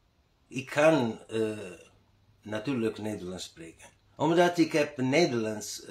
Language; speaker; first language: Dutch; non-native, learner; Italian